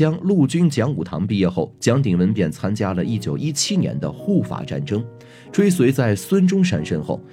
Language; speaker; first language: Chinese; native; Chinese